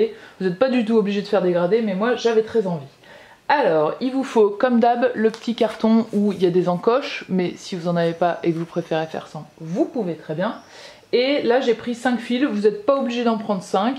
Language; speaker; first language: French; native; French